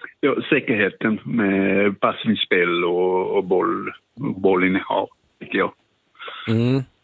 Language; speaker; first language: Swedish; non-native, fluent; Spanish